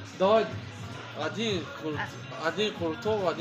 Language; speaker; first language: Russian; non-native, learner; Tajik